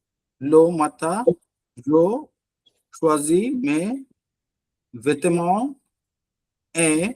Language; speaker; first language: French; non-native, learner; Bangla